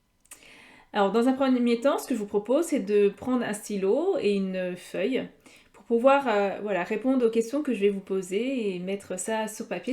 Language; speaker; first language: French; native; French